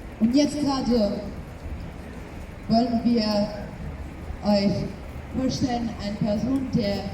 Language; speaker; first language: German; non-native, fluent; Ukrainian